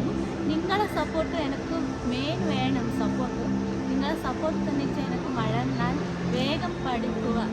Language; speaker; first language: Malayalam; non-native, learner; Kannada